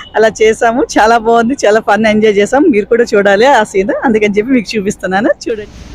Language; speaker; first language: Telugu; native; Telugu